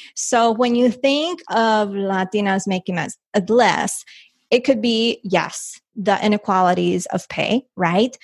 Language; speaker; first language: English; early bilingual, other home language; Spanish